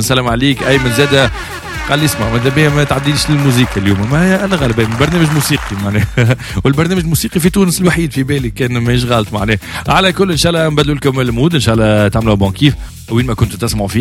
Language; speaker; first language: Arabic; native; Arabic